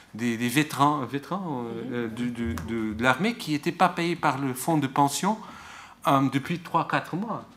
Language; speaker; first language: French; non-native, fluent; Portuguese